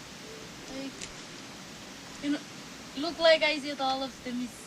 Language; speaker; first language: English; non-native, learner; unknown